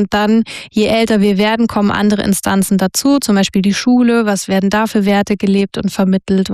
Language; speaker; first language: German; native; German